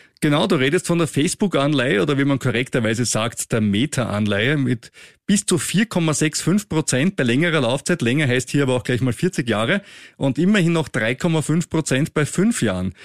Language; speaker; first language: German; native; German